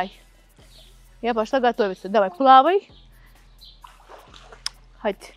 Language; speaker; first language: Russian; non-native, local second language; Azerbaijani